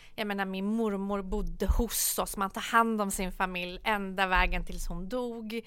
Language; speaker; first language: Swedish; early bilingual, other home language; Persian